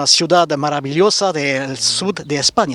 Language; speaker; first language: Spanish; non-native, learner; French